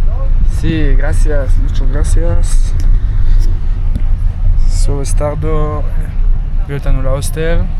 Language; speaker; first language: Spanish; non-native, learner; Hebrew